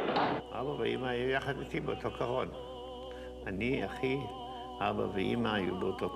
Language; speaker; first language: Hebrew; non-native, fluent; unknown